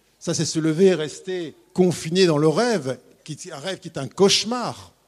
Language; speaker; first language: French; native; French